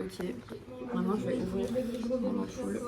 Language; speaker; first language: French; native; French